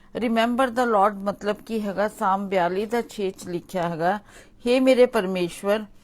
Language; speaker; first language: Hindi; non-native, local second language; Punjabi